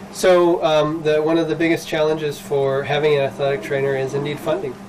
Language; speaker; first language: English; early bilingual, other home language; Spanish